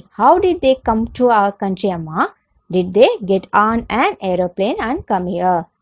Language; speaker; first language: English; non-native, local second language; Tamil